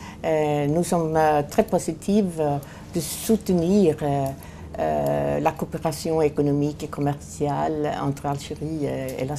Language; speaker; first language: French; non-native, fluent; Swedish